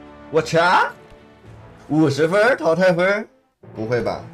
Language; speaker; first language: Chinese; native; Chinese